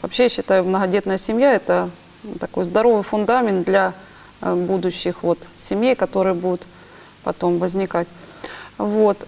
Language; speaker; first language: Russian; native; Russian